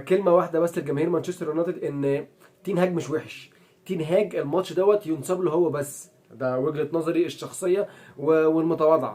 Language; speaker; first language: Arabic; native; Arabic